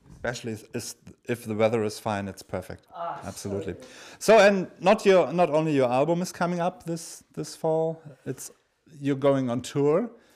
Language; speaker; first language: English; non-native, fluent; German